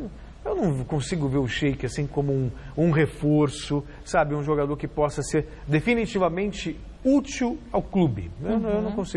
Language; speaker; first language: Portuguese; native; Portuguese